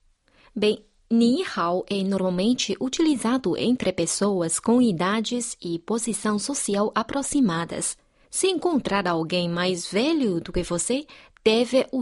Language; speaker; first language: Portuguese; non-native, fluent; Chinese